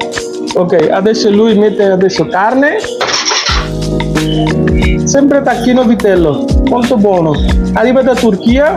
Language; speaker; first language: Italian; non-native, learner; Bangla